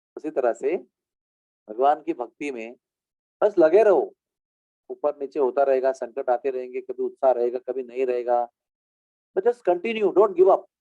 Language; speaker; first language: Hindi; non-native, local second language; Marathi